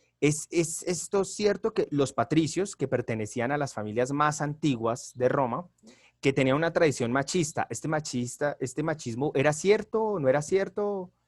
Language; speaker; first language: Spanish; native; Spanish